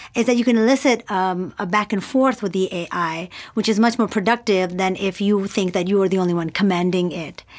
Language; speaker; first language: English; non-native, local second language; Urdu